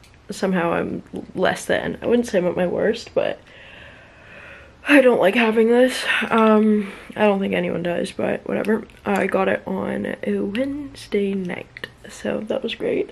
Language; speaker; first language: English; native; English